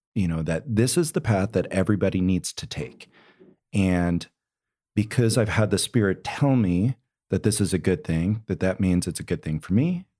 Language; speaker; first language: English; native; English